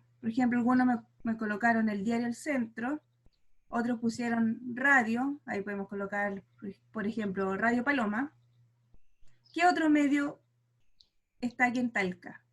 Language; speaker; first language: Spanish; native; Spanish